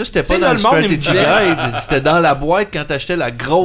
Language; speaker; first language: French; native; French